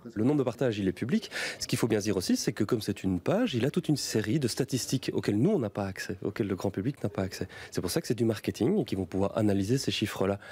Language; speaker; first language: French; native; French